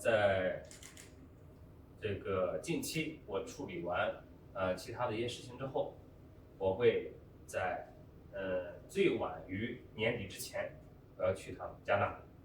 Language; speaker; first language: Chinese; native; Chinese